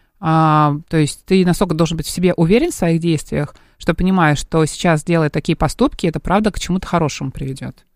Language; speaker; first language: Russian; native; Russian